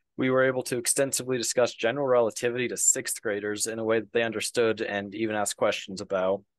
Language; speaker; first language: English; native; English